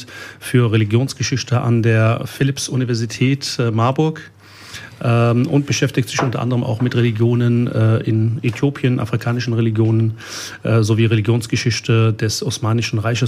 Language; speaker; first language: German; early bilingual, other home language; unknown